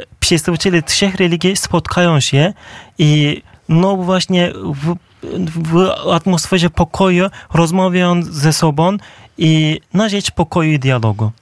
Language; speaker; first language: Polish; non-native, fluent; Turkish